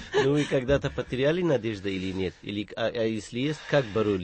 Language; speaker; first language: Russian; non-native, learner; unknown